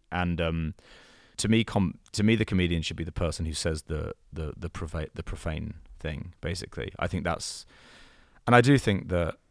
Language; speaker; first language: English; native; English